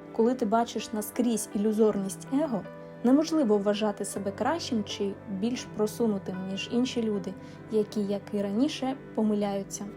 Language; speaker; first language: Ukrainian; non-native, local second language; Russian